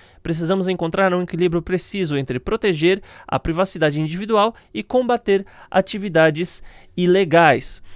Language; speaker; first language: Portuguese; native; Portuguese